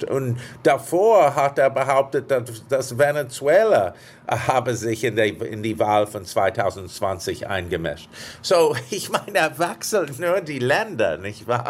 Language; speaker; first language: German; non-native, fluent; English